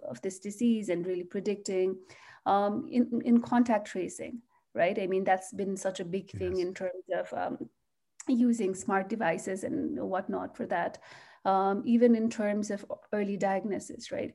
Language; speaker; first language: English; non-native, local second language; Nepali